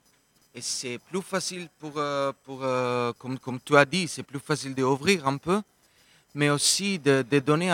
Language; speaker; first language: French; non-native, local second language; Italian